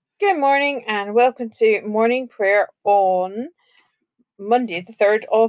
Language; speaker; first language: English; native; English